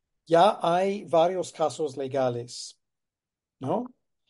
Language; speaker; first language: Spanish; non-native, fluent; English